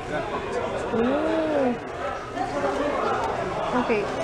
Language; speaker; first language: English; non-native, local second language; Filipino